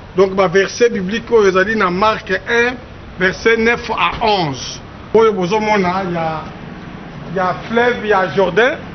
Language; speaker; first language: Lingala; non-native, local second language; Kongo